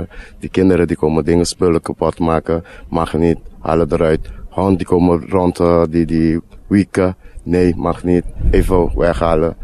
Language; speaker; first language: Dutch; non-native, learner; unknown